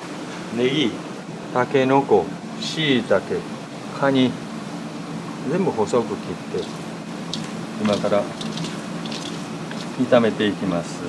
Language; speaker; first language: Japanese; native; Japanese